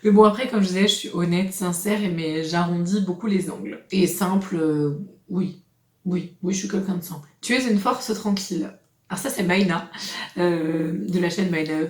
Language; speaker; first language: French; native; French